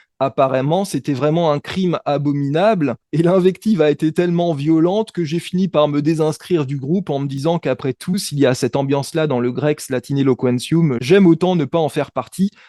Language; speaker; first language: French; native; French